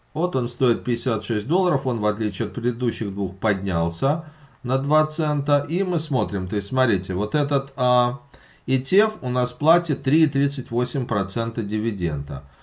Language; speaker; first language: Russian; native; Russian